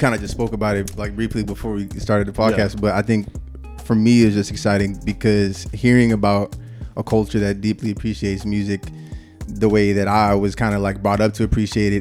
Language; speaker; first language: English; native; English